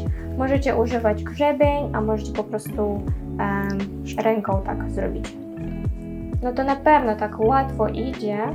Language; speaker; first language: Polish; non-native, learner; Russian